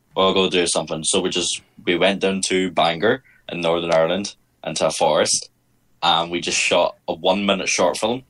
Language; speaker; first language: English; native; English